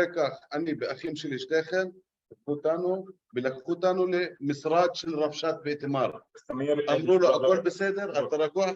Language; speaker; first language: Hebrew; non-native, local second language; Arabic